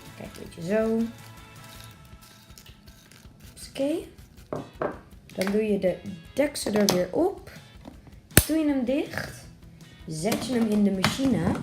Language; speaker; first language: Dutch; native; Dutch